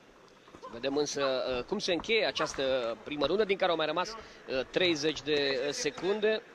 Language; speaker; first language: Romanian; native; Romanian